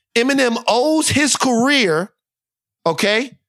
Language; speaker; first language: English; native; English